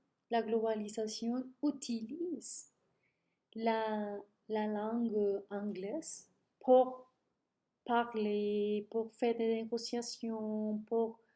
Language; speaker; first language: French; non-native, learner; Spanish